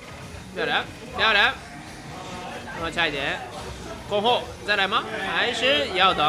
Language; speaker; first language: Chinese; non-native, fluent; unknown